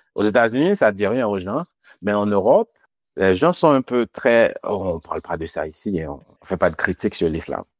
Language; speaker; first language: French; non-native, local second language; Haitian Creole